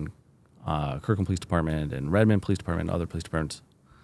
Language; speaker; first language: English; native; English